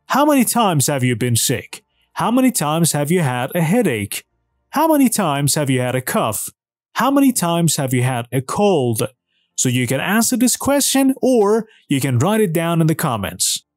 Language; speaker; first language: English; non-native, fluent; Persian